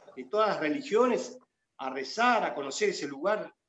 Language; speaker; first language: Spanish; native; Spanish